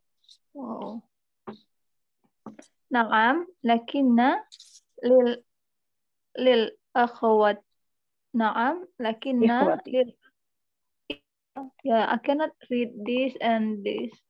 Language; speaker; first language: English; non-native, learner; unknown